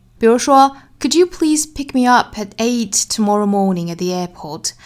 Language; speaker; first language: English; non-native, fluent; Chinese